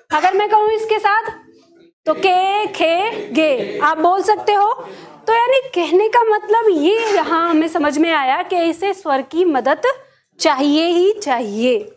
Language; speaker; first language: Hindi; native; Hindi